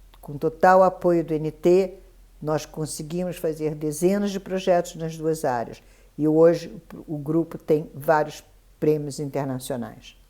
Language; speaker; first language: Portuguese; native; Portuguese